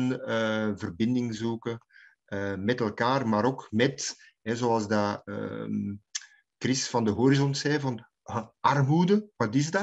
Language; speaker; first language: Dutch; native; Dutch